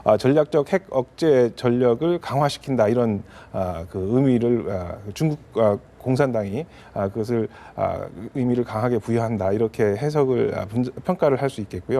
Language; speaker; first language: Korean; native; Korean